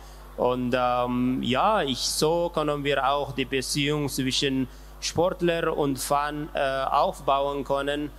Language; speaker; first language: German; non-native, learner; Tigrinya